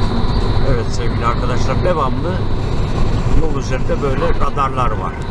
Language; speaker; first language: Turkish; native; Turkish